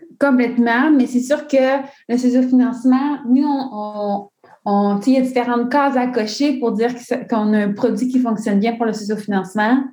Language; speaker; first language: French; native; French